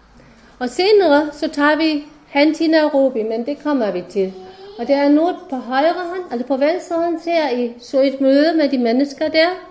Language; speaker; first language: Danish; non-native, fluent; German